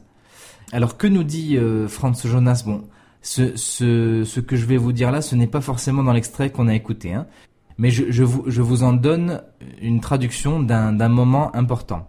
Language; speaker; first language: French; native; French